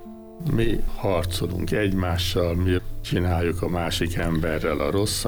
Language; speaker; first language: Hungarian; native; Hungarian